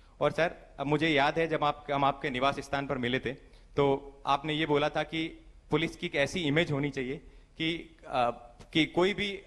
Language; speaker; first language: Hindi; native; Hindi